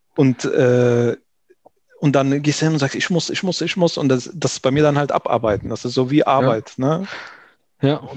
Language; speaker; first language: German; early bilingual, other home language; Arabic